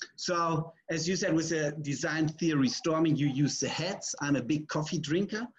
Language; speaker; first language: English; non-native, fluent; German